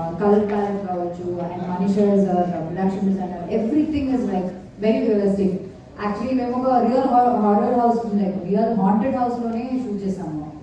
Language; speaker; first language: Telugu; non-native, fluent; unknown